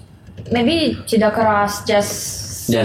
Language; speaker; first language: Indonesian; non-native, learner; Russian